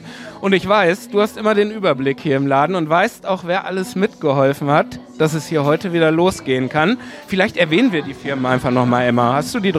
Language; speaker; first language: German; native; German